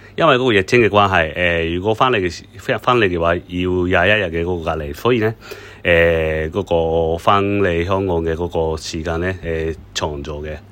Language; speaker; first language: Cantonese; non-native, learner; Japanese